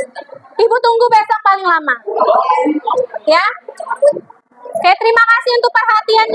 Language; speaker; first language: Indonesian; native; Indonesian